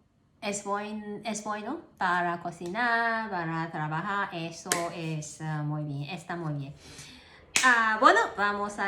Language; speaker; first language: Spanish; non-native, learner; Cantonese